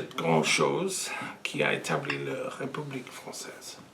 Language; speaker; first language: French; non-native, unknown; English